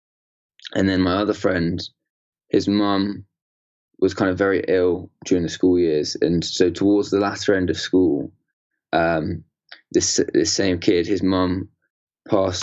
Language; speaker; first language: English; native; English